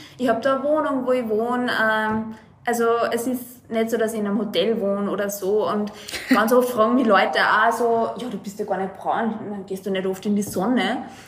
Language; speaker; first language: German; native; German